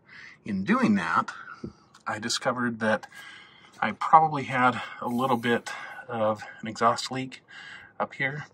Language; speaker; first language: English; native; English